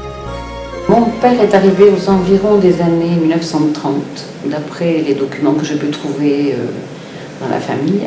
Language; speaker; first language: French; early bilingual, other home language; Italian